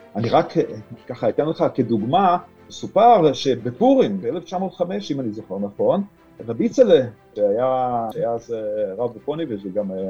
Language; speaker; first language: Hebrew; non-native, fluent; Yiddish